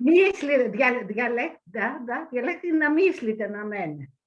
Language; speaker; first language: Macedonian; early bilingual, heritage; Greek